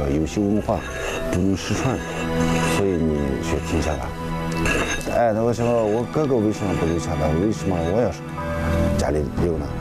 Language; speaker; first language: Chinese; non-native, local second language; Tibetan